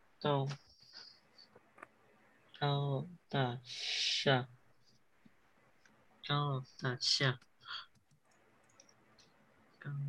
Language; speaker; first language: Chinese; early bilingual, heritage; Chinese